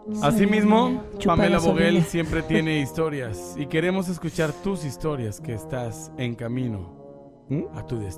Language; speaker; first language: Spanish; native; Spanish